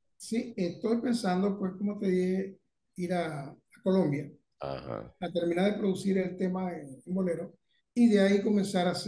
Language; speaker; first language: Spanish; native; Spanish